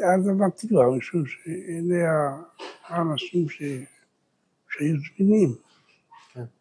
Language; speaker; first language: Hebrew; early bilingual, other home language; Spanish